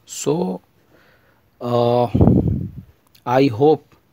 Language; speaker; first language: English; non-native, learner; Urdu